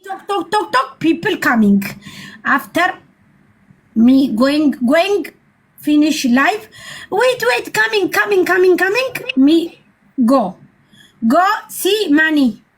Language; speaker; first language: English; non-native, learner; Amharic